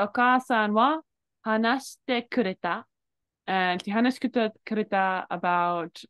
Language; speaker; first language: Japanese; non-native, fluent; English